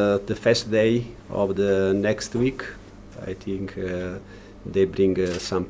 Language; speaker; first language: English; non-native, learner; Italian